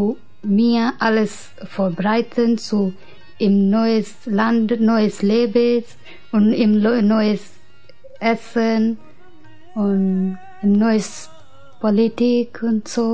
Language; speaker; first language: German; non-native, learner; Punjabi